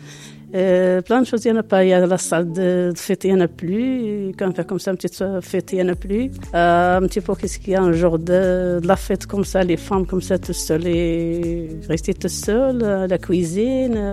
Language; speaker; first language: French; non-native, learner; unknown